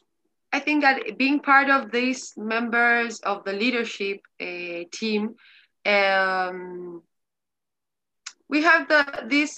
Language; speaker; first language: English; non-native, learner; Spanish